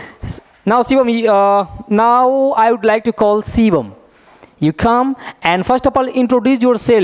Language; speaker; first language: English; non-native, fluent; Hindi